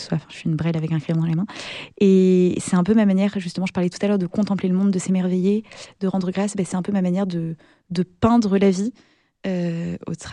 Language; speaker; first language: French; native; French